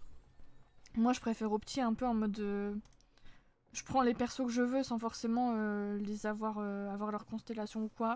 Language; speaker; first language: French; native; French